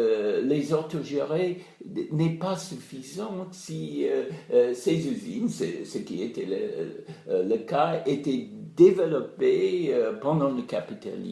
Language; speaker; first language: French; non-native, fluent; English